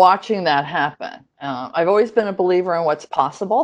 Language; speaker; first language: English; native; English